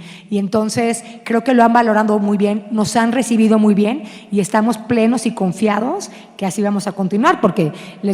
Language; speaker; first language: Spanish; native; Spanish